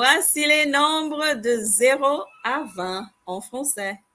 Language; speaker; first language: French; non-native, fluent; English